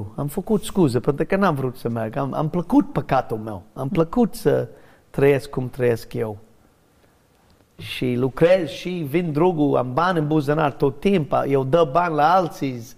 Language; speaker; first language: Romanian; non-native, learner; English